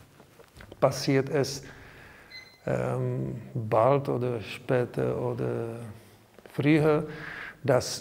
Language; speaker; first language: German; non-native, learner; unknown